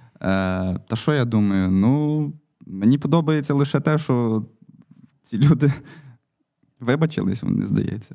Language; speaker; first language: Ukrainian; non-native, local second language; Russian